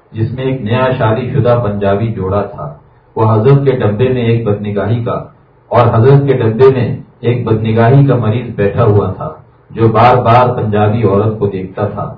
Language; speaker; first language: Urdu; native; Urdu